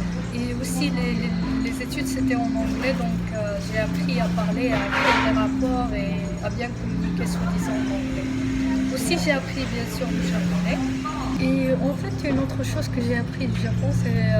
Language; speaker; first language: French; non-native, local second language; Arabic